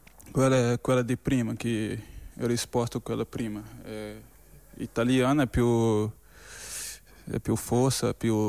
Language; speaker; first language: Italian; non-native, fluent; Portuguese